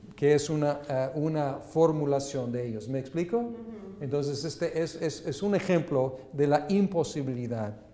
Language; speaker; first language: Spanish; non-native, fluent; English